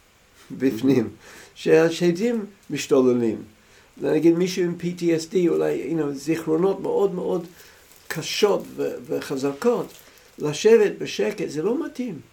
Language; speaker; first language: Hebrew; non-native, fluent; English